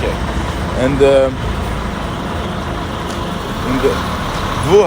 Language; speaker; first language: German; non-native, learner; French